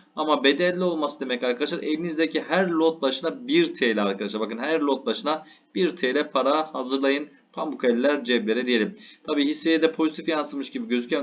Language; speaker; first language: Turkish; native; Turkish